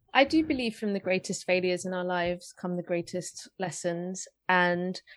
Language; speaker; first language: English; native; English